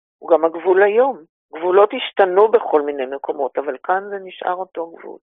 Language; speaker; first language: Hebrew; native; Hebrew